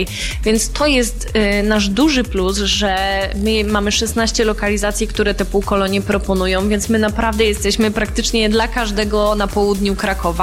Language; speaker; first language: Polish; native; Polish